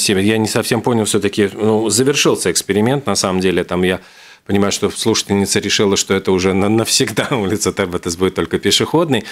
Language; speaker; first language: Russian; native; Russian